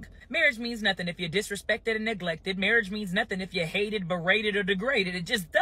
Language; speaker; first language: English; native; English